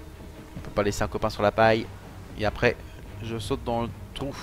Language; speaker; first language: French; native; French